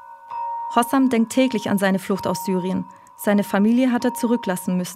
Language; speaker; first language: German; native; German